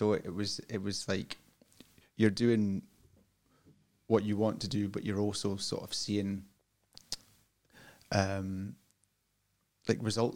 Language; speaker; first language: English; native; English